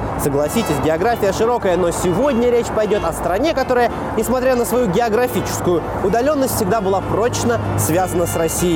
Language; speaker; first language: Russian; native; Russian